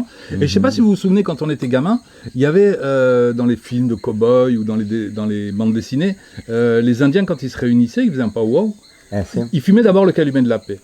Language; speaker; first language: French; native; French